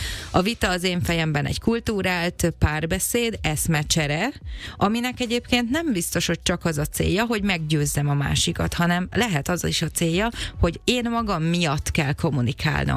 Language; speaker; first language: Hungarian; native; Hungarian